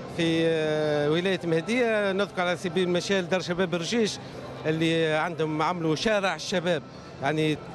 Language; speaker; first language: Arabic; native; Arabic